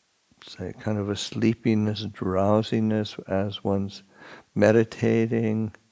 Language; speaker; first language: English; native; English